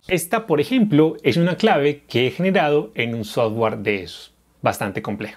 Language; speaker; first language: Spanish; native; Spanish